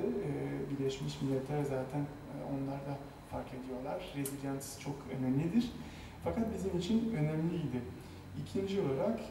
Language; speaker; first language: Turkish; non-native, fluent; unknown